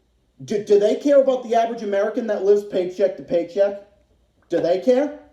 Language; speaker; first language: English; native; English